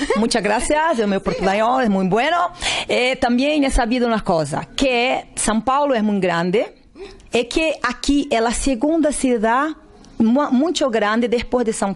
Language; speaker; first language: Spanish; non-native, learner; Portuguese